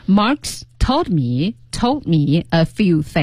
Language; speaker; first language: English; non-native, fluent; Chinese